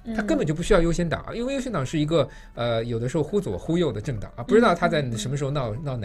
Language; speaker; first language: Chinese; native; Chinese